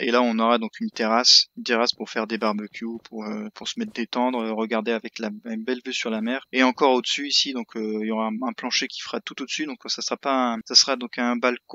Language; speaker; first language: French; native; French